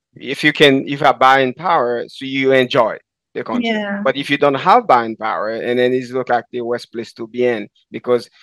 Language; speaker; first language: English; non-native, fluent; Haitian Creole